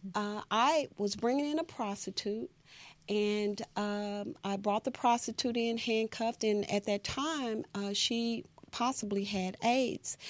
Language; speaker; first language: English; native; English